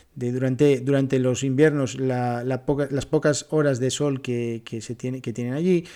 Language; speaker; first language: Spanish; native; Spanish